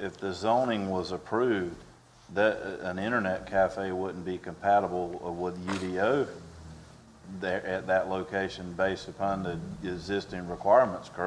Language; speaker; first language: English; native; English